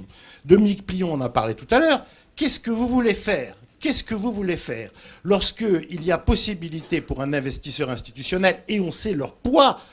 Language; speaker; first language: French; native; French